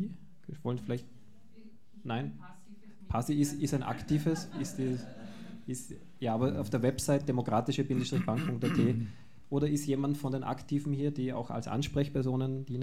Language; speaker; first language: German; native; German